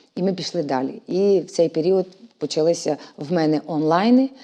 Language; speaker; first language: Ukrainian; native; Ukrainian